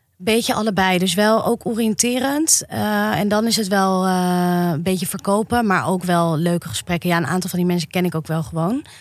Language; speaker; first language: Dutch; native; Dutch